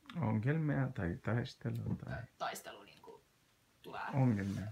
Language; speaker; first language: Finnish; non-native, learner; Spanish